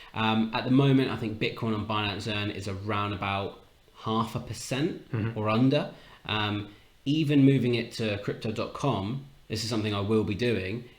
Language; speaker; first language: English; native; English